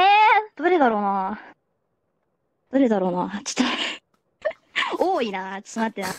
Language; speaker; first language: Japanese; native; Japanese